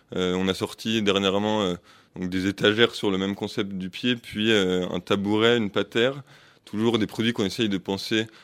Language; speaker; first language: French; native; French